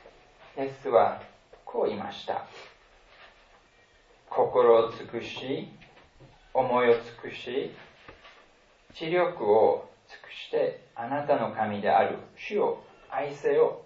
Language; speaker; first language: Japanese; non-native, fluent; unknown